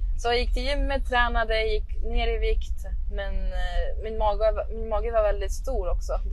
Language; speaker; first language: Swedish; non-native, fluent; Arabic